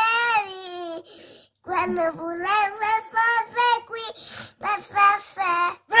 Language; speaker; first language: Italian; early bilingual, other home language; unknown